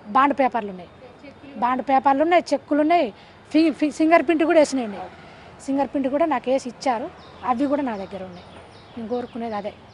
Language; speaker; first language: Telugu; native; Telugu